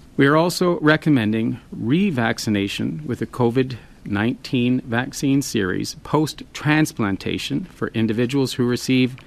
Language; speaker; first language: English; native; English